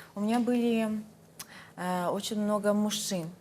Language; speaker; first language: Russian; non-native, fluent; Persian